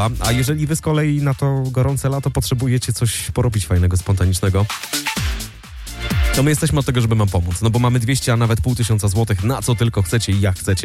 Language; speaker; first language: Polish; native; Polish